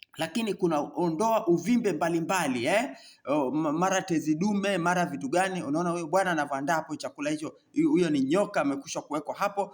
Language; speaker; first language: Swahili; native; Swahili